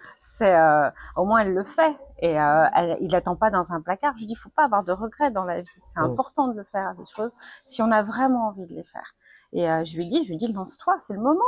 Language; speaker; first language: French; early bilingual, other home language; Spanish